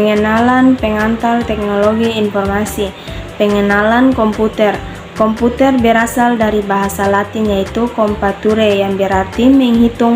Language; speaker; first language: Indonesian; native; Indonesian